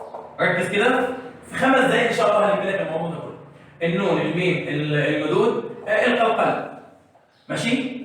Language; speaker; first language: Arabic; native; Arabic